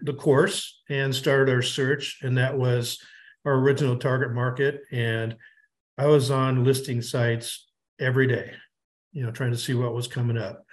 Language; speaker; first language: English; native; English